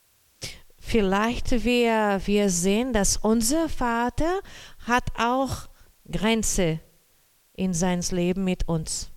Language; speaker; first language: German; non-native, learner; Portuguese